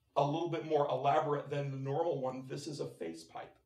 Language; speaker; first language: English; native; English